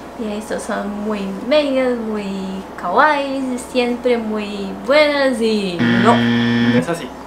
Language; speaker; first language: Spanish; non-native, fluent; Portuguese